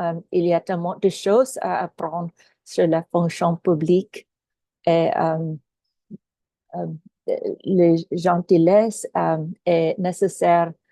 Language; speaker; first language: French; non-native, local second language; Filipino